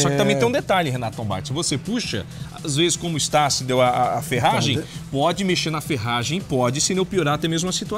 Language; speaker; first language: Portuguese; native; Portuguese